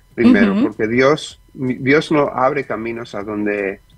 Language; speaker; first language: Spanish; early bilingual, heritage; Spanish